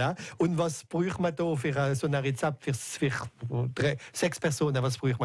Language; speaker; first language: German; native; German